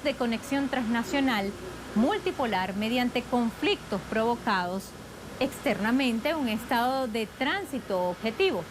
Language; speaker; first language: Spanish; native; Spanish